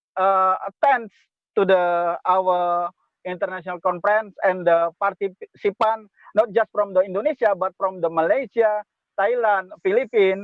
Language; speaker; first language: English; non-native, local second language; Indonesian